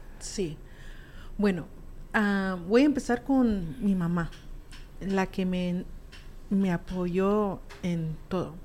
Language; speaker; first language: Spanish; early bilingual, heritage; Spanish